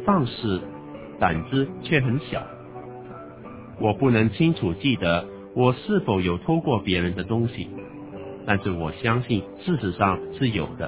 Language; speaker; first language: Chinese; native; Chinese